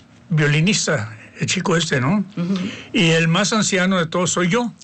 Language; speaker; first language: Spanish; native; Spanish